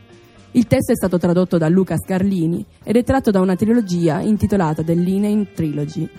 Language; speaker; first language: Italian; native; Italian